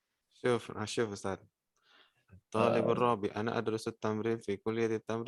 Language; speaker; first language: Arabic; non-native, fluent; Indonesian